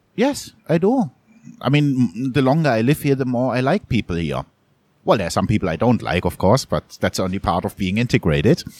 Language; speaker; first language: English; non-native, fluent; German